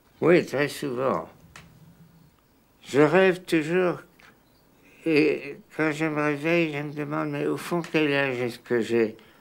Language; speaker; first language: French; non-native, fluent; German